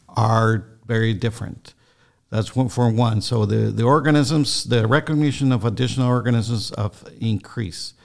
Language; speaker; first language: English; non-native, fluent; Spanish